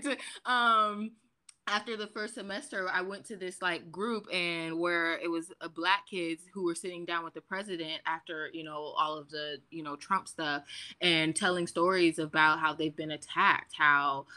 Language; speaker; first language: English; native; English